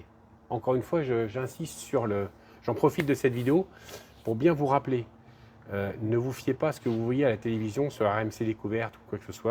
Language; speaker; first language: French; native; French